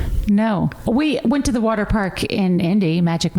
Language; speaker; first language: English; native; English